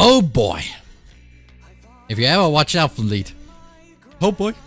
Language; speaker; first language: English; non-native, learner; German